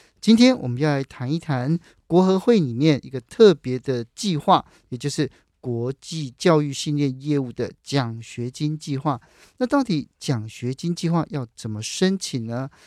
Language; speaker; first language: Chinese; native; Chinese